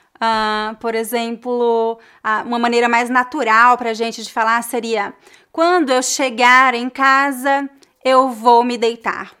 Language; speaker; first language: Portuguese; native; Portuguese